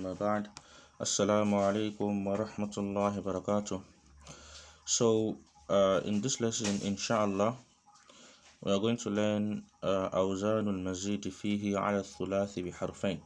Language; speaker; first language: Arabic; non-native, fluent; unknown